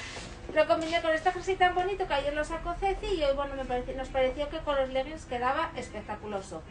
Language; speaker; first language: Spanish; native; Spanish